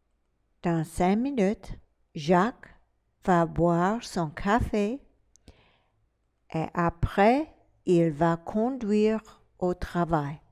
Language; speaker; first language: French; non-native, fluent; English